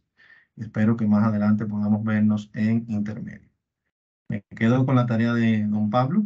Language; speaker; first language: Spanish; native; Spanish